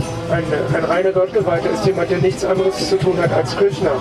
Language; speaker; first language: German; native; German